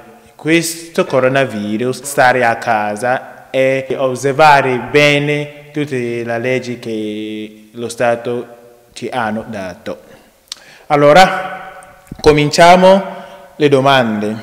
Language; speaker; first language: Italian; non-native, learner; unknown